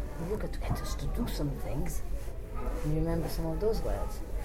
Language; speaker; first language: English; native; English